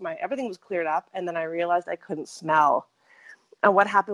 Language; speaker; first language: English; native; English